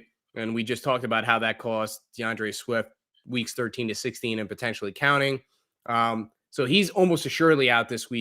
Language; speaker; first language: English; native; English